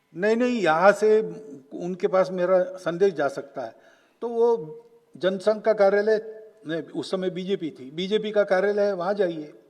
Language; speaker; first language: Hindi; non-native, local second language; Marathi